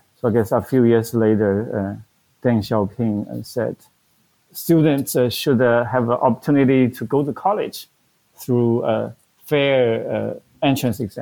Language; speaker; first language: English; non-native, fluent; Chinese